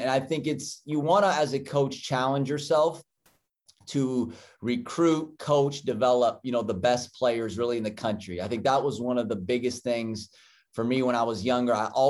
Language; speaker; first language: English; native; English